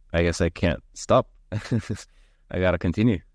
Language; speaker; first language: English; early bilingual, heritage; Lithuanian